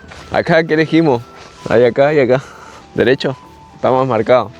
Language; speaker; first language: Spanish; native; Spanish